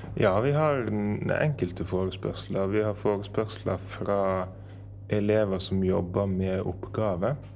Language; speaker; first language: Norwegian; native; Norwegian